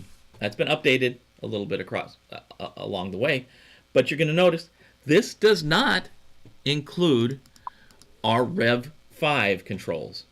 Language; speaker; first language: English; native; English